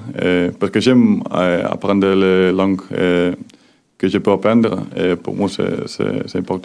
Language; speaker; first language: French; non-native, learner; Spanish